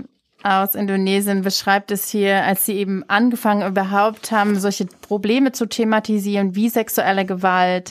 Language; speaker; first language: German; native; German